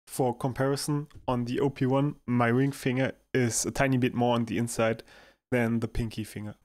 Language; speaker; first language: English; non-native, fluent; German